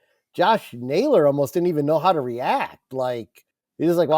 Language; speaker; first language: English; native; English